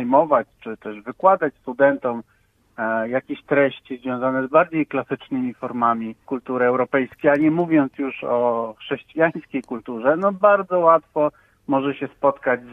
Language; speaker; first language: Polish; native; Polish